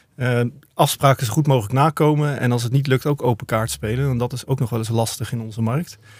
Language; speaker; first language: Dutch; native; Dutch